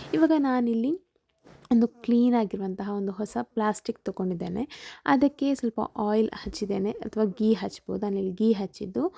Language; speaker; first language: Kannada; native; Kannada